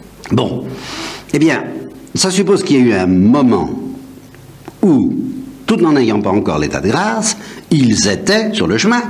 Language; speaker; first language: French; native; French